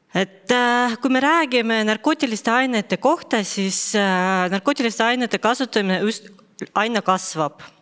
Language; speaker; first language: Estonian; non-native, local second language; Russian